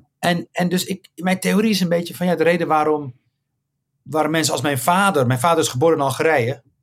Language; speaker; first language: Dutch; early bilingual, other home language; Riffian